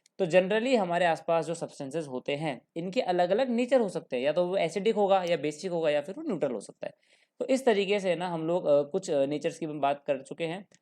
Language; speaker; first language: Hindi; native; Hindi